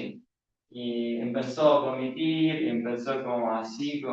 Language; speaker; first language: Spanish; non-native, learner; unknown